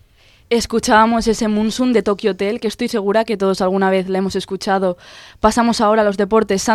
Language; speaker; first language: Spanish; native; Spanish